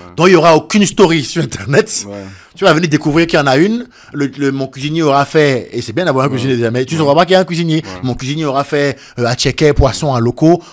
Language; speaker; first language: French; native; French